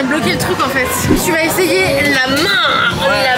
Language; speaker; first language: French; native; French